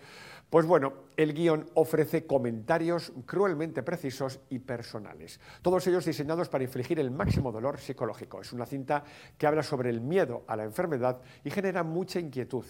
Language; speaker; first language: Spanish; native; Spanish